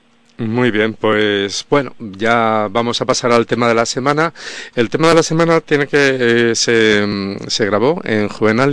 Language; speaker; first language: Spanish; native; Spanish